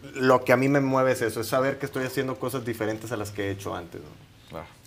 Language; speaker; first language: Spanish; native; Spanish